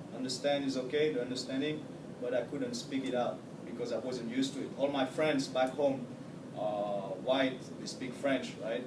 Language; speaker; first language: English; non-native, fluent; French